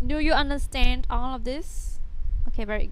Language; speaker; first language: English; non-native, fluent; Vietnamese